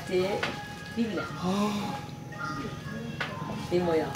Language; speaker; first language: French; non-native, local second language; Burmese